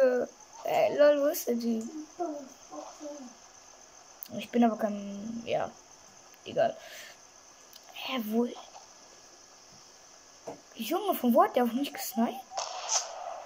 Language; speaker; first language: German; native; German